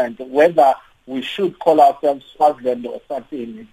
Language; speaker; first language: English; non-native, local second language; Swati